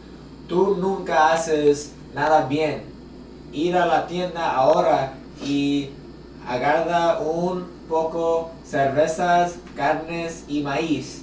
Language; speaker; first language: Spanish; non-native, learner; English